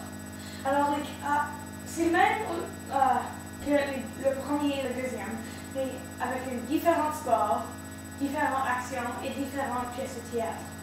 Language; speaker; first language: French; non-native, learner; English